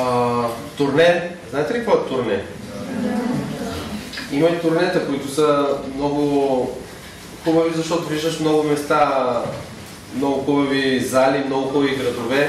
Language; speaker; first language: Bulgarian; native; Bulgarian